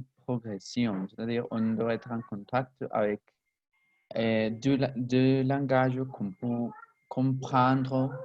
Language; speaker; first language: French; non-native, learner; Spanish